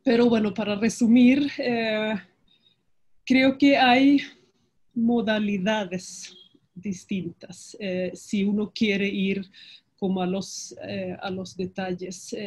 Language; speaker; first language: Spanish; non-native, fluent; Swedish